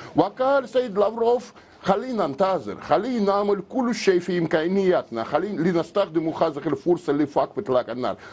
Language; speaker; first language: Arabic; non-native, learner; Russian